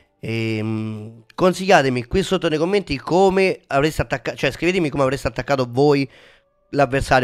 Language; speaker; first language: Italian; native; Italian